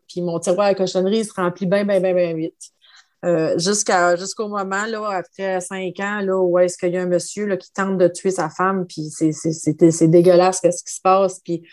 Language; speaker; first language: French; native; French